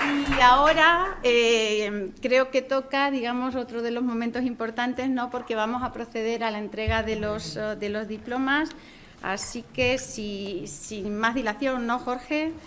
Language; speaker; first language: Spanish; native; Spanish